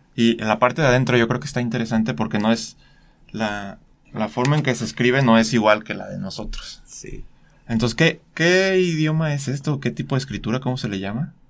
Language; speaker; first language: Spanish; native; Spanish